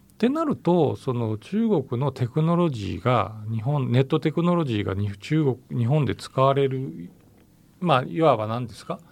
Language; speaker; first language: Japanese; native; Japanese